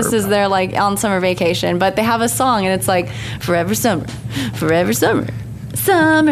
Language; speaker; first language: English; native; English